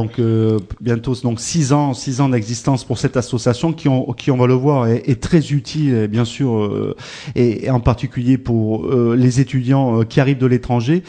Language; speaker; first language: French; native; French